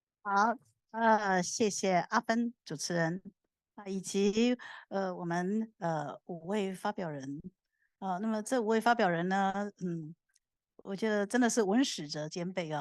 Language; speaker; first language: Chinese; native; Chinese